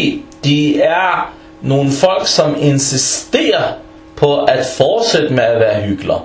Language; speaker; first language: Danish; early bilingual, other home language; Arabic